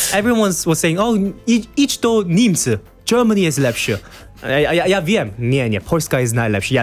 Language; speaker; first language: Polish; non-native, learner; Korean